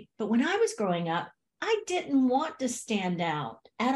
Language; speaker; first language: English; native; English